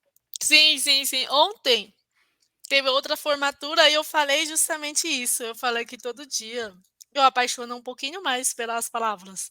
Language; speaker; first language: Portuguese; non-native, fluent; Chinese